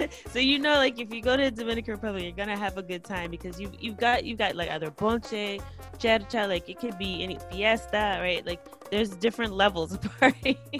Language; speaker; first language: English; native; English